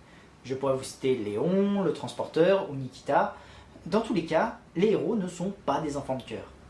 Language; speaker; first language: French; native; French